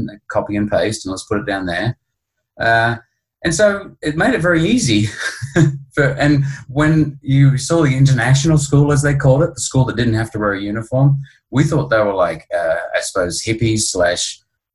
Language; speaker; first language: English; native; English